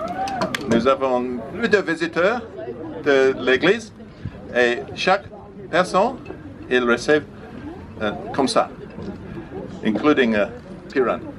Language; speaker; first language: French; non-native, learner; English